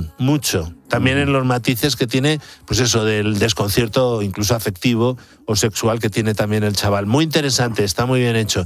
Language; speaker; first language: Spanish; native; Spanish